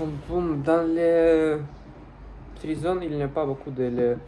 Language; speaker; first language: French; non-native, learner; Russian